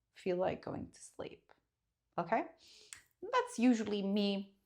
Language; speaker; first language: English; non-native, fluent; Italian